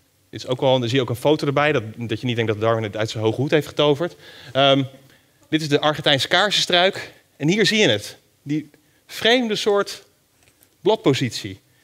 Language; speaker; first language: Dutch; native; Dutch